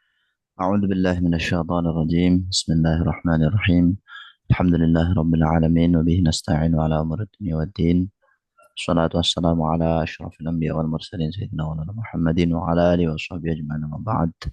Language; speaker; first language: Arabic; non-native, fluent; Indonesian